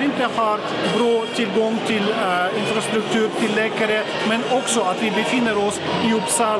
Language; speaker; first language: Swedish; non-native, fluent; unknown